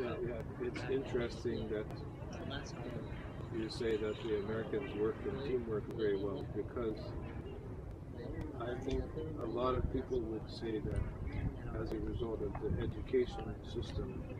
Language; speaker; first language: English; non-native, fluent; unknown